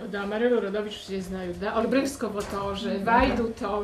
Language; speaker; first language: Russian; non-native, fluent; Polish